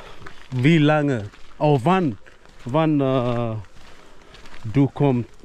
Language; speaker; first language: German; non-native, learner; Fijian